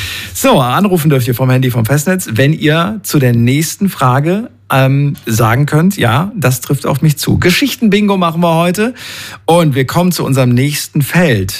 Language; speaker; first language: German; native; German